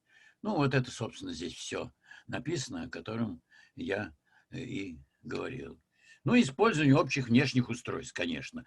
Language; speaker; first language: Russian; native; Russian